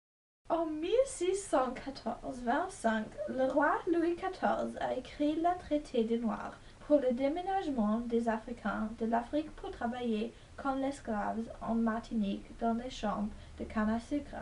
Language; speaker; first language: French; non-native, learner; English